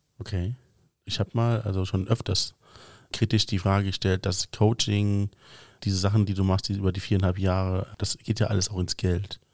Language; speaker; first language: German; native; German